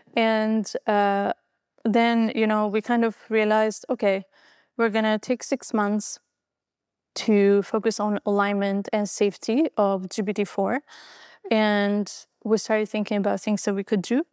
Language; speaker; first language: English; non-native, fluent; Albanian